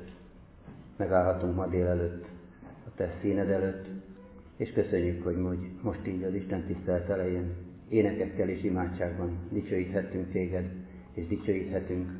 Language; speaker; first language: Hungarian; native; Hungarian